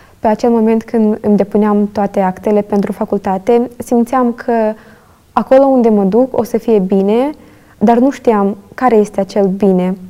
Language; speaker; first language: Romanian; native; Romanian